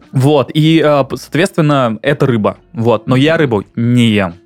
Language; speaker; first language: Russian; native; Russian